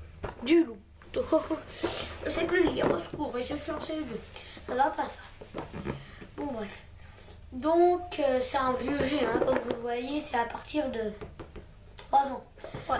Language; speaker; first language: French; native; French